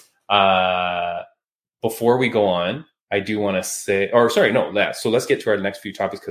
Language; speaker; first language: English; native; English